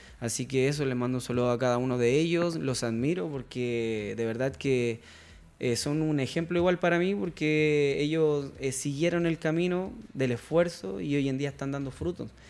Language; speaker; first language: Spanish; native; Spanish